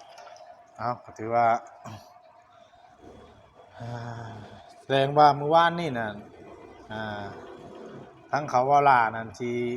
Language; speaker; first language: Thai; non-native, local second language; Lao